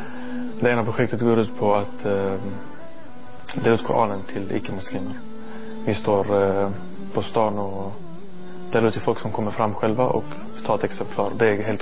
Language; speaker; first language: Swedish; non-native, learner; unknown